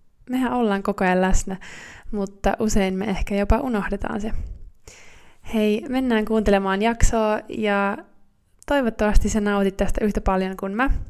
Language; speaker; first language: Finnish; native; Finnish